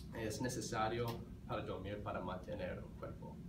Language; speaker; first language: Spanish; non-native, learner; English